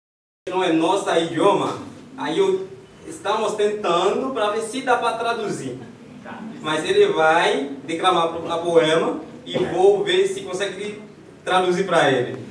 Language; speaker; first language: Portuguese; non-native, learner; Haitian Creole